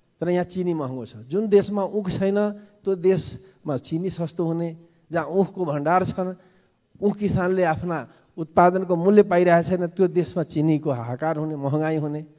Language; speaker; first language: Nepali; non-native, local second language; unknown